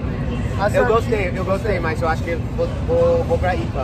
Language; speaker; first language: Portuguese; non-native, fluent; English